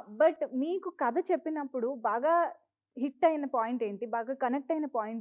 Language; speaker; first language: Telugu; native; Telugu